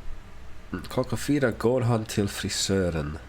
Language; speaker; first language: Swedish; non-native, learner; English